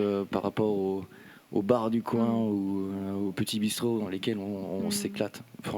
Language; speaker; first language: French; native; French